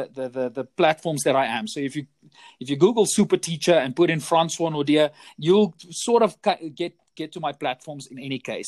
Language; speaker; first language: English; non-native, local second language; Afrikaans